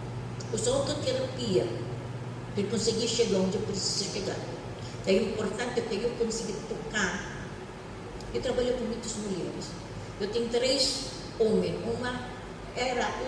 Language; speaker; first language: Portuguese; non-native, fluent; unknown